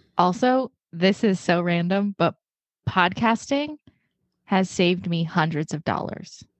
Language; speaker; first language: English; native; English